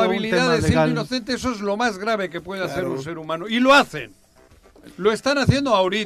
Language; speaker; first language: Spanish; native; Spanish